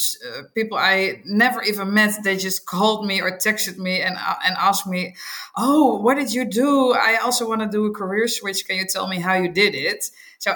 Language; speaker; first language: English; non-native, fluent; Dutch